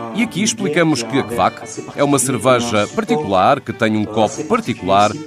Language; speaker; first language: Portuguese; non-native, fluent; French